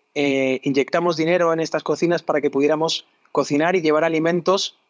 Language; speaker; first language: Spanish; native; Spanish